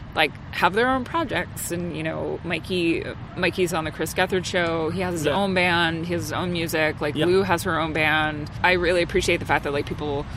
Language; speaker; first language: English; native; English